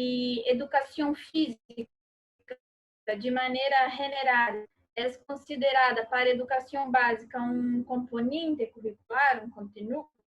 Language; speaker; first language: Spanish; non-native, learner; Portuguese